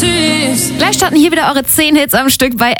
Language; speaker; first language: German; native; German